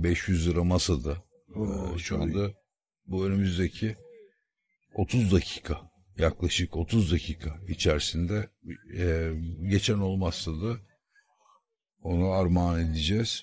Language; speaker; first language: Turkish; native; Turkish